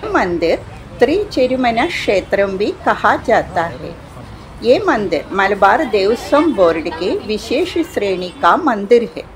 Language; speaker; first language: Hindi; non-native, local second language; Malayalam